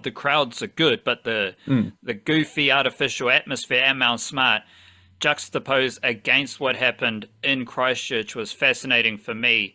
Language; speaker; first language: English; native; English